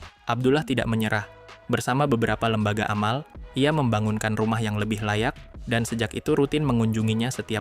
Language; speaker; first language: Indonesian; native; Indonesian